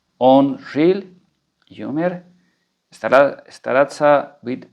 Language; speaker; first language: Russian; non-native, fluent; Spanish